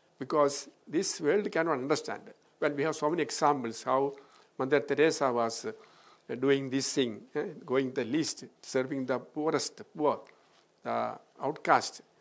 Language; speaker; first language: English; non-native, local second language; Malayalam